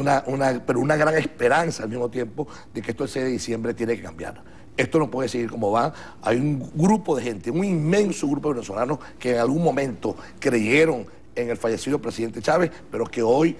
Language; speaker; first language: Spanish; native; Spanish